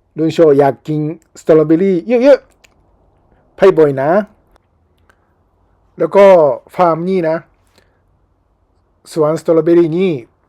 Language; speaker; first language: Thai; non-native, learner; Japanese